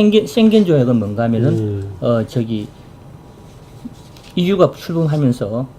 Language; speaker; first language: Korean; native; Korean